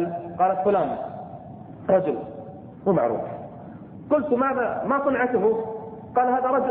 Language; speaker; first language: Arabic; native; Arabic